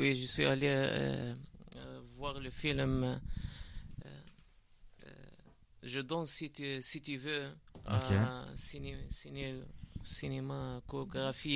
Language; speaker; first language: French; non-native, learner; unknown